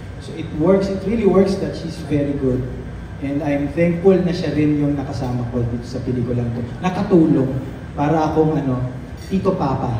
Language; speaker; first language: Filipino; native; Filipino